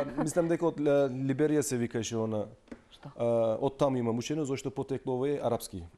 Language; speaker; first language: Macedonian; non-native, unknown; Turkish